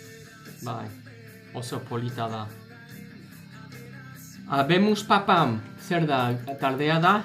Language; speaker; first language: Basque; non-native, learner; English